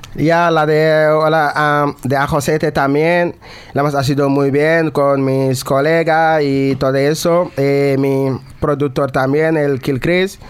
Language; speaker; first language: Spanish; non-native, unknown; Wolof